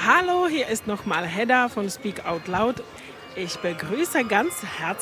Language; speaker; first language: German; native; German